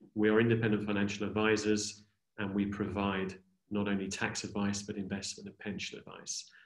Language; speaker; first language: English; native; English